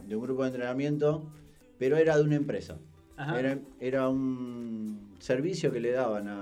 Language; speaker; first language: Spanish; native; Spanish